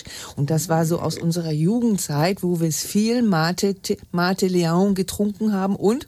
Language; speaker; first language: German; native; German